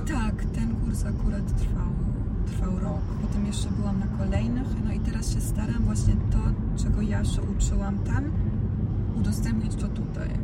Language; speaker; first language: Polish; non-native, fluent; Croatian